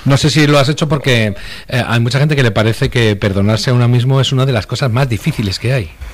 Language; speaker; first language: Spanish; native; Spanish